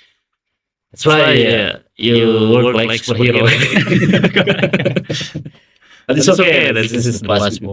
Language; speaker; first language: English; non-native, learner; Indonesian